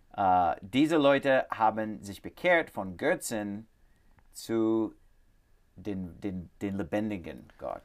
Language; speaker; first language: German; non-native, learner; English